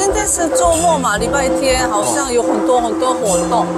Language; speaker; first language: Chinese; non-native, fluent; Korean